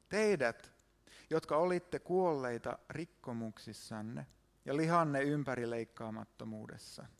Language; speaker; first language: Finnish; native; Finnish